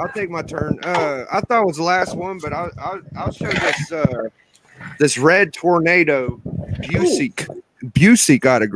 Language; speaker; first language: English; native; English